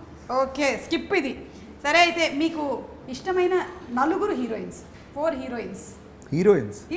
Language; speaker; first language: Telugu; native; Telugu